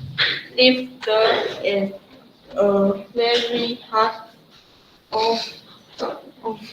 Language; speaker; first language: English; non-native, learner; Chinese